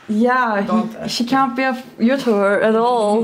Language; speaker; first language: English; non-native, fluent; Turkish